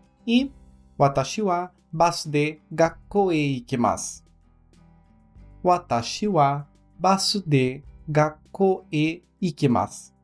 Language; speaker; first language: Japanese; non-native, learner; Portuguese